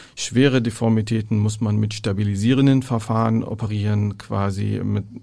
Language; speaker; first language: German; non-native, fluent; Arabic